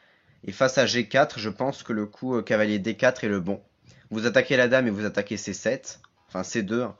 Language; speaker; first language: French; native; French